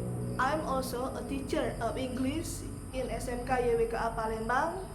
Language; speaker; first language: English; non-native, fluent; Indonesian